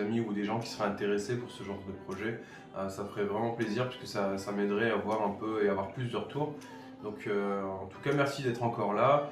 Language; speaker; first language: French; native; French